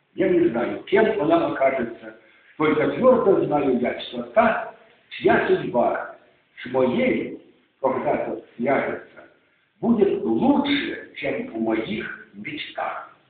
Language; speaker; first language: Russian; non-native, local second language; Ukrainian